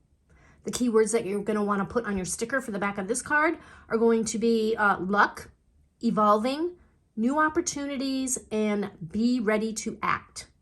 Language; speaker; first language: English; native; English